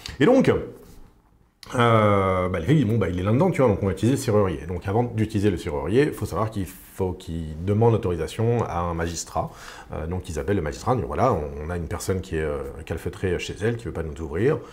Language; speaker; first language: French; native; French